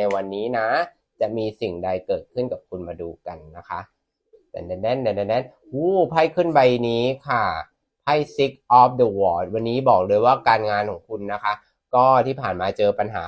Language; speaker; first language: Thai; native; Thai